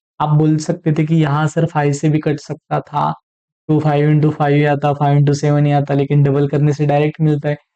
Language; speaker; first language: Hindi; non-native, local second language; Marathi